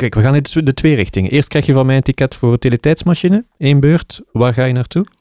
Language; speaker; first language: Dutch; native; Dutch